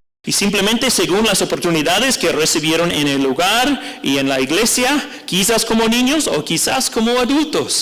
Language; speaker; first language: Spanish; non-native, fluent; English